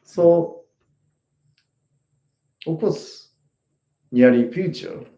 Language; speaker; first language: English; non-native, learner; Japanese